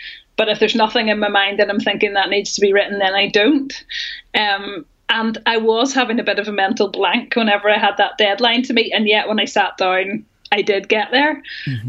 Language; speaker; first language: English; native; English